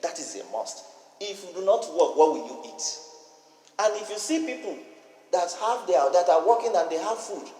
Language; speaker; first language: English; non-native, local second language; Yoruba